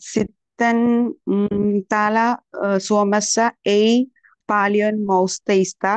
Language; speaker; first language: Finnish; non-native, learner; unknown